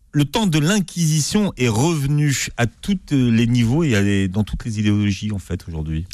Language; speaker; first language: French; native; French